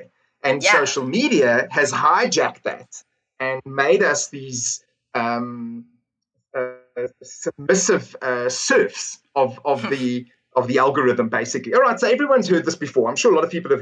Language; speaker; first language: English; native; English